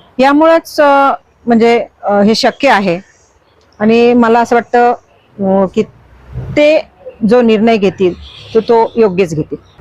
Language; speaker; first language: Marathi; native; Marathi